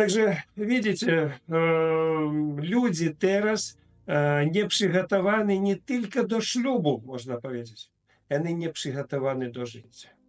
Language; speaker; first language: Polish; non-native, fluent; Russian